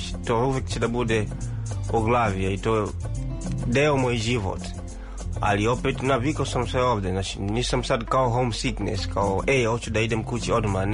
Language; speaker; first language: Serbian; non-native, fluent; Swahili